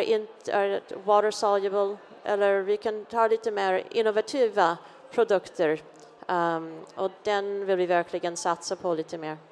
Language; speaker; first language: Swedish; non-native, fluent; English